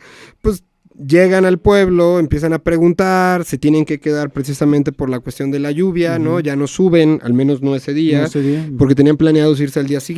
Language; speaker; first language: Spanish; native; Spanish